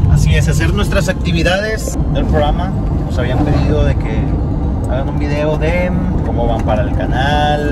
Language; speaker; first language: Spanish; native; Spanish